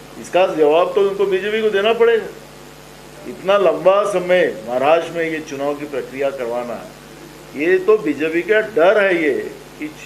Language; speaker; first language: Hindi; non-native, local second language; Marathi